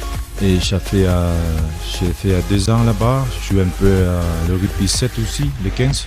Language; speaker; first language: French; non-native, learner; Samoan